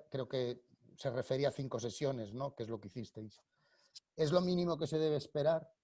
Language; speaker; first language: Spanish; native; Spanish